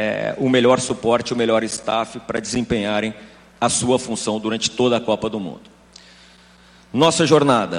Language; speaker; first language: Portuguese; native; Portuguese